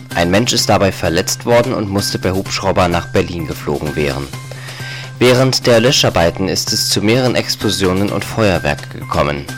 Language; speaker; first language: German; native; German